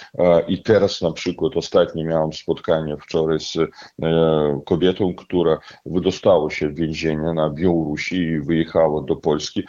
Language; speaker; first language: Polish; non-native, fluent; Russian